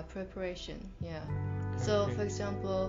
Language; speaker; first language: English; non-native, fluent; Japanese